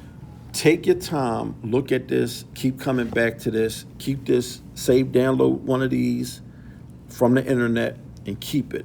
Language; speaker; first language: English; native; English